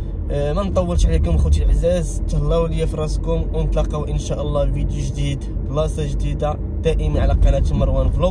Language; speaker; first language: Arabic; native; Arabic